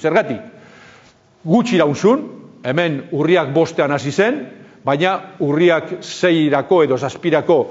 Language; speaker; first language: Basque; native; Basque